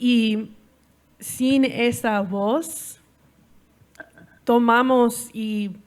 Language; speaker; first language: Spanish; non-native, learner; English